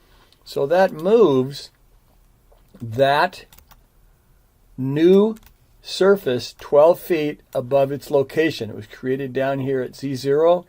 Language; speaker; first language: English; native; English